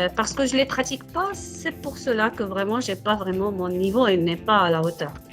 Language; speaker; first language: French; non-native, local second language; Arabic